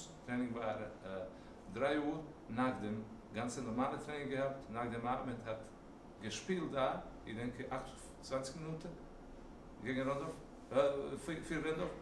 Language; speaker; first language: German; non-native, learner; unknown